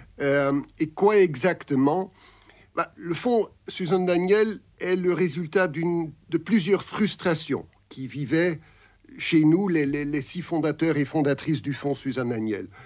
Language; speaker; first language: French; non-native, local second language; Dutch